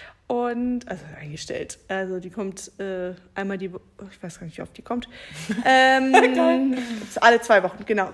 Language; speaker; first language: German; native; German